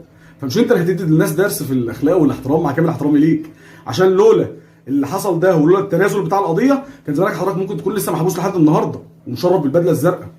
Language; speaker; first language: Arabic; native; Arabic